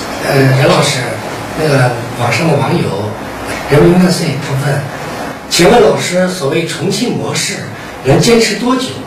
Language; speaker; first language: Chinese; native; Chinese